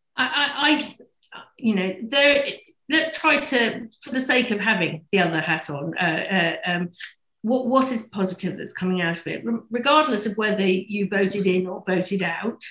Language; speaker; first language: English; native; English